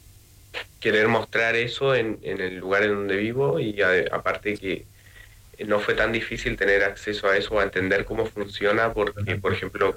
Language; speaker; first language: Spanish; native; Spanish